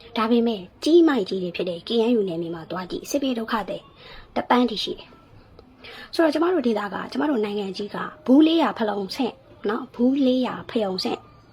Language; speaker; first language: Burmese; non-native, local second language; Hakha Chin